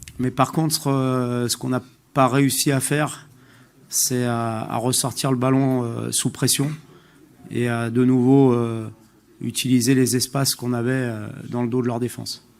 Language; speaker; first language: French; native; French